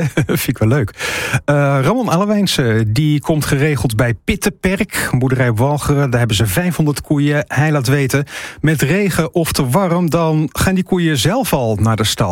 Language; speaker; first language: Dutch; native; Dutch